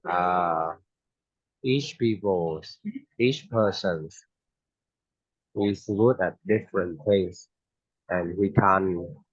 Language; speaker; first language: English; non-native, fluent; Vietnamese